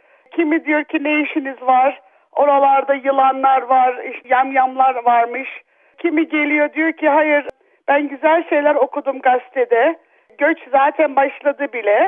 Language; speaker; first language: Turkish; early bilingual, other home language; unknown